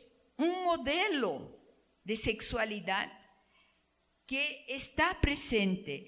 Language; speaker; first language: Spanish; non-native, fluent; Portuguese